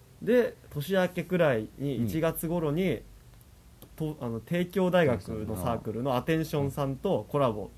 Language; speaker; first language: Japanese; native; Japanese